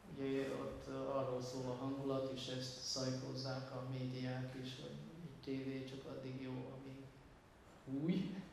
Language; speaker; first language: Hungarian; native; Hungarian